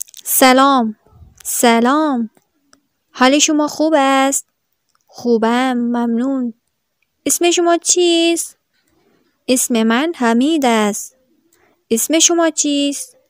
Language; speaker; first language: Persian; non-native, fluent; Urdu